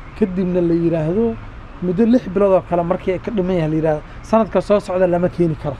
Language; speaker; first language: Somali; native; Somali